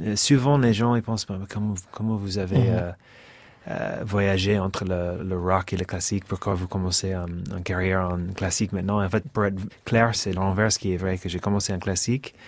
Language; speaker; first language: French; non-native, fluent; English